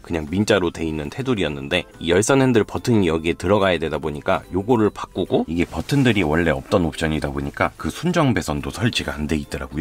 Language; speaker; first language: Korean; native; Korean